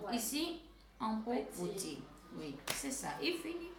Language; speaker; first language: French; non-native, learner; Armenian